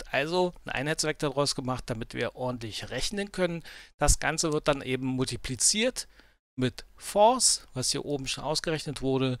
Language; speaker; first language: German; native; German